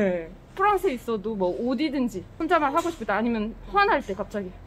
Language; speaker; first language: Korean; non-native, fluent; French